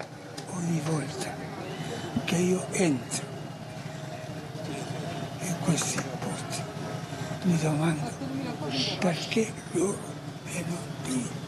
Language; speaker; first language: Italian; early bilingual, heritage; Spanish